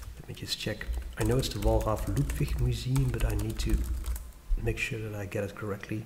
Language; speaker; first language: English; non-native, fluent; Dutch